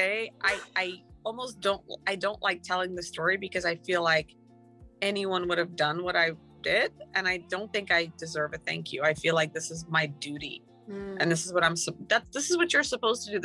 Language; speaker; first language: English; non-native, fluent; Ukrainian